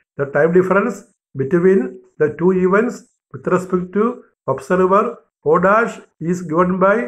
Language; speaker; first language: English; non-native, local second language; Malayalam